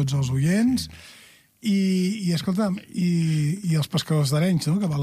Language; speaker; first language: Catalan; native; Catalan